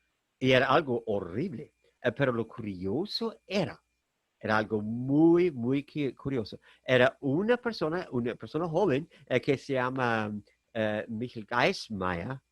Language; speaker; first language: Spanish; non-native, fluent; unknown